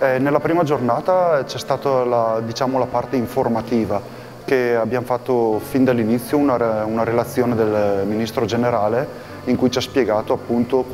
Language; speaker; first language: Italian; native; Italian